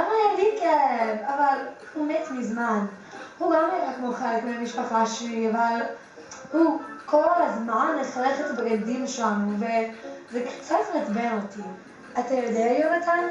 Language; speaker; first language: Hebrew; non-native, learner; English